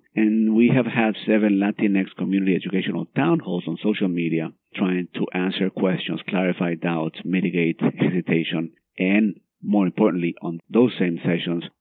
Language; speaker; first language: English; non-native, fluent; Spanish